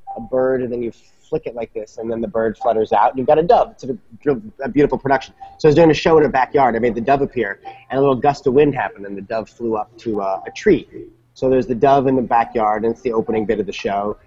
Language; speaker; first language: English; native; English